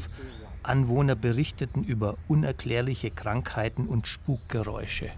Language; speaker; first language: German; native; German